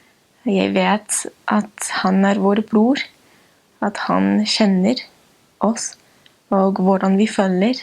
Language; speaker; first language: Norwegian; non-native, fluent; English